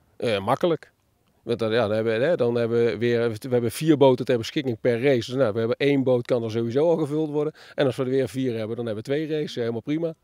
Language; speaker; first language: Dutch; native; Dutch